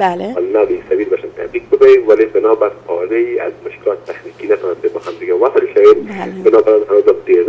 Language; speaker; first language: Persian; native; Persian